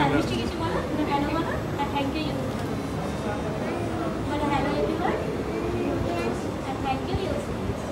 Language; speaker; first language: Hindi; non-native, local second language; Bangla